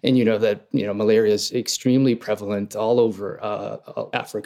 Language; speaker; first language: English; native; English